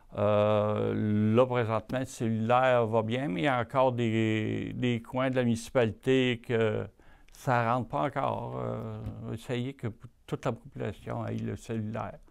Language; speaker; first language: French; native; French